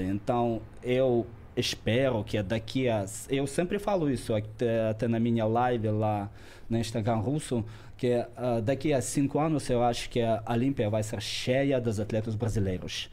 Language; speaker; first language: Portuguese; non-native, fluent; Russian